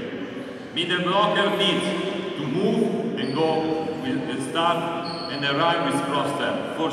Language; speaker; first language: English; non-native, learner; Italian